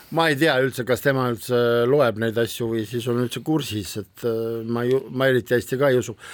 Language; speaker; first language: Estonian; non-native, local second language; Russian